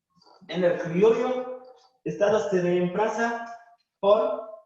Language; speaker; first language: Spanish; non-native, fluent; Haitian Creole